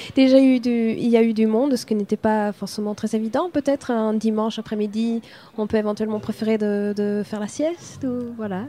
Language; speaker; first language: French; non-native, fluent; Swedish